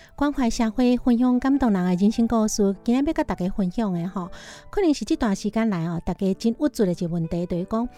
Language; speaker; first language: Chinese; native; Chinese